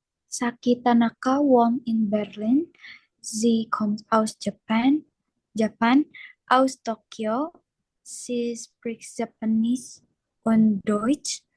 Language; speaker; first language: German; non-native, learner; Indonesian